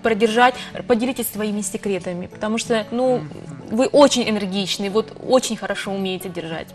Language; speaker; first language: Russian; native; Russian